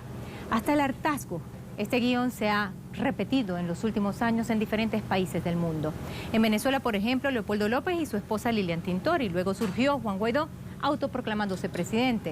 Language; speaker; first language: Spanish; native; Spanish